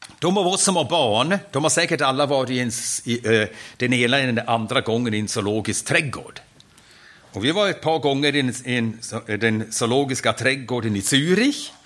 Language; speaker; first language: Swedish; non-native, fluent; German